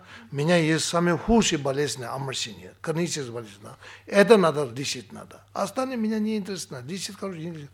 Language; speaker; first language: Russian; non-native, learner; Tibetan